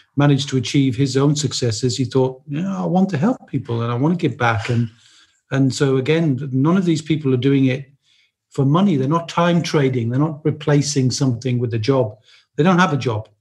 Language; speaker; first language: English; native; English